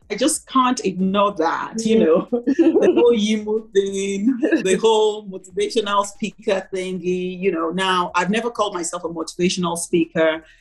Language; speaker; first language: English; non-native, local second language; Igbo